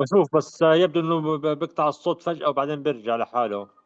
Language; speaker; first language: Arabic; native; Arabic